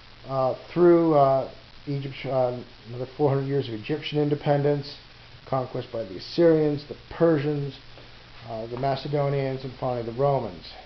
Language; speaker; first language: English; native; English